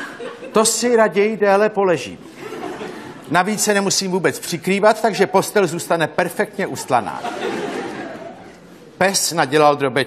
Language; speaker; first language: Czech; native; Czech